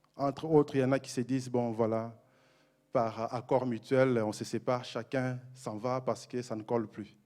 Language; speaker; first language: French; non-native, local second language; Mossi